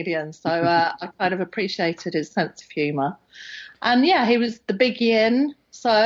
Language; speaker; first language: English; native; English